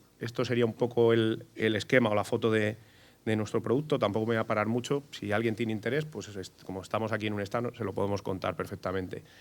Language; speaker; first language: Spanish; native; Spanish